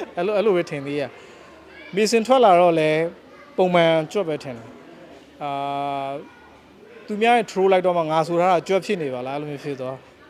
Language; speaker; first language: Burmese; non-native, local second language; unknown